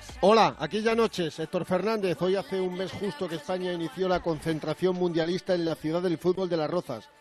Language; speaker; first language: Spanish; native; Spanish